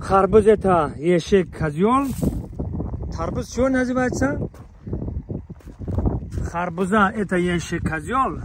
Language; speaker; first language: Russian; non-native, learner; Tajik